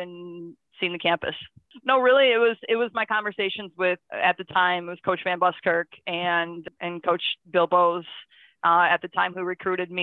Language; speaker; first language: English; native; English